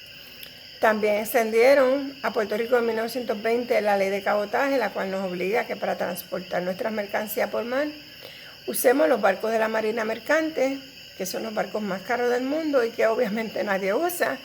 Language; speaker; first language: Spanish; native; Spanish